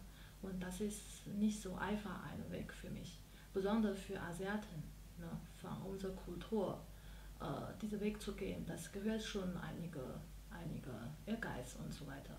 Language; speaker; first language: German; non-native, fluent; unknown